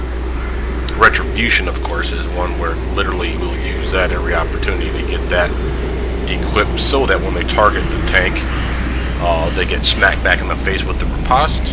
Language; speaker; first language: English; native; English